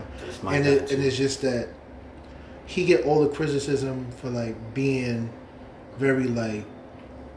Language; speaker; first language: English; native; English